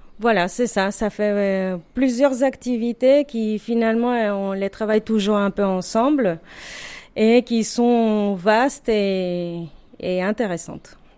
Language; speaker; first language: French; non-native, fluent; Spanish